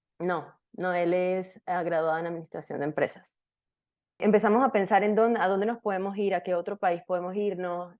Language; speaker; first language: Spanish; native; Spanish